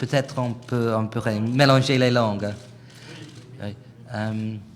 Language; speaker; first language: French; non-native, fluent; English